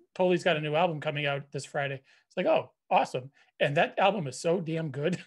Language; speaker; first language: English; native; English